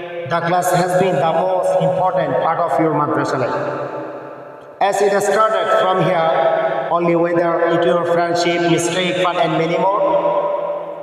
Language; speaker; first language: English; non-native, local second language; Bangla